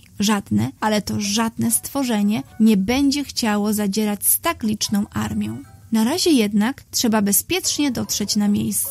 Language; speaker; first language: Polish; native; Polish